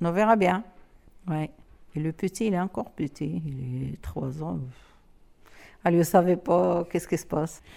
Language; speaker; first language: French; non-native, learner; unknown